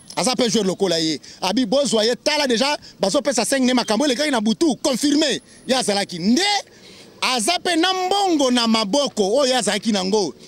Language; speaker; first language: Lingala; native; Lingala